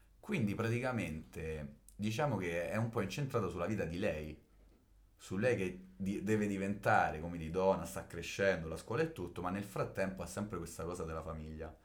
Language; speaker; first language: Italian; native; Italian